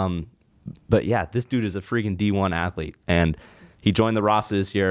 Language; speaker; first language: English; native; English